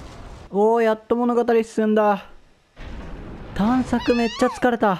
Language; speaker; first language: Japanese; native; Japanese